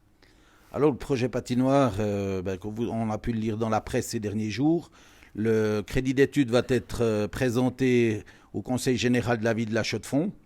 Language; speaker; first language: French; native; French